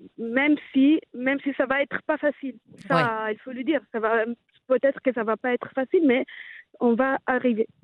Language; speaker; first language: French; non-native, fluent; Italian